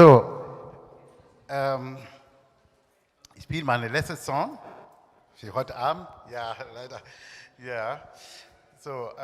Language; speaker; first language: German; non-native, learner; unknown